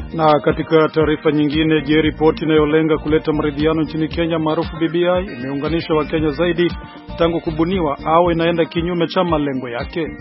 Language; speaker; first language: Swahili; non-native, local second language; Rundi